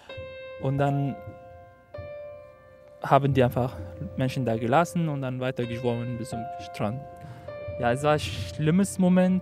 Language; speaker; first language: German; non-native, learner; Arabic